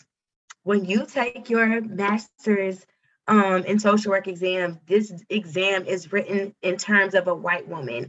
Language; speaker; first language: English; native; English